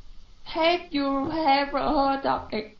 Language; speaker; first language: English; non-native, learner; Vietnamese